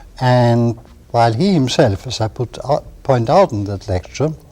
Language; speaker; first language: English; non-native, fluent; German